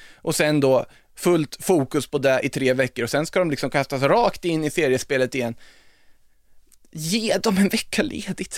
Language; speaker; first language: Swedish; native; Swedish